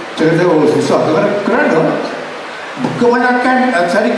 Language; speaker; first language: Malay; native; Malay